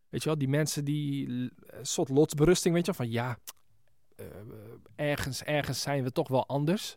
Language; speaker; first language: Dutch; early bilingual, other home language; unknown